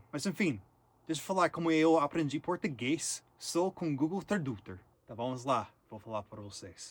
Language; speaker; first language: Portuguese; non-native, learner; English